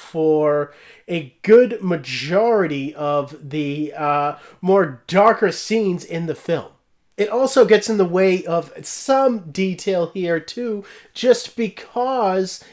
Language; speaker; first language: English; native; English